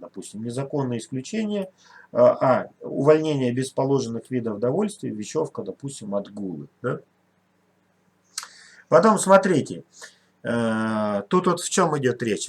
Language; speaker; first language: Russian; native; Russian